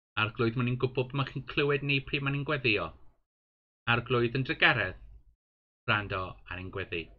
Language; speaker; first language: Welsh; non-native, local second language; English